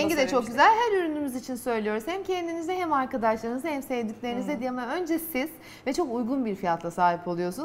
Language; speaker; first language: Turkish; native; Turkish